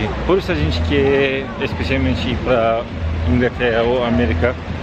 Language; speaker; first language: Portuguese; non-native, learner; Turkish